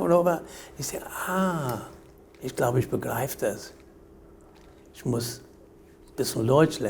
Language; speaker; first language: German; non-native, fluent; English